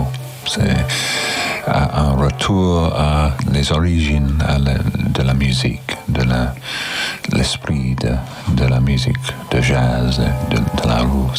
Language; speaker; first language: French; non-native, learner; English